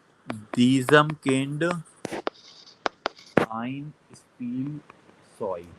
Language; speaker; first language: German; non-native, fluent; Hindi